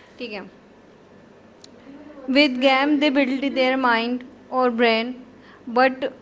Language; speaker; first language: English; non-native, learner; Hindi